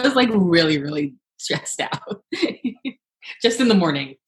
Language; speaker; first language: English; native; English